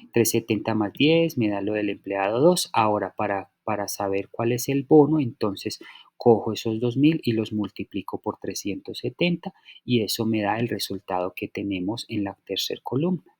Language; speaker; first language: Spanish; native; Spanish